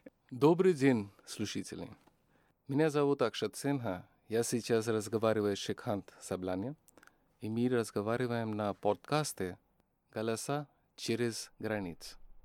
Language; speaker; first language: Russian; non-native, fluent; Hindi